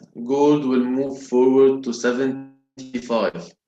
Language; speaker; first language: English; non-native, local second language; Arabic